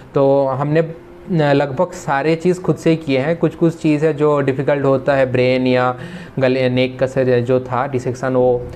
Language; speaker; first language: Hindi; non-native, local second language; Bangla